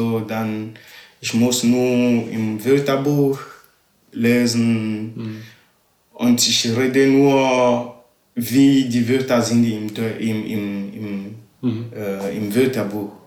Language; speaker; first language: German; non-native, learner; Ewe